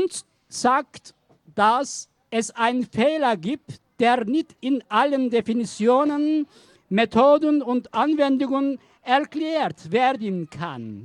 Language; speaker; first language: German; non-native, learner; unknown